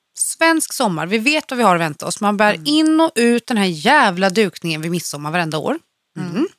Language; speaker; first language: Swedish; native; Swedish